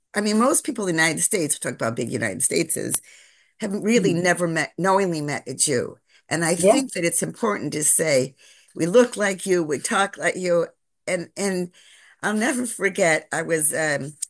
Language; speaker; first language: English; native; English